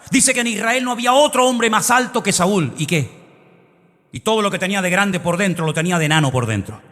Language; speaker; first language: Spanish; native; Spanish